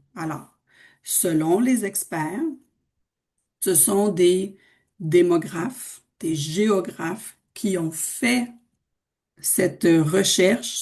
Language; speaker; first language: French; native; French